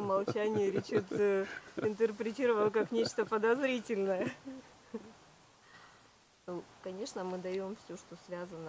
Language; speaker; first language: Russian; native; Russian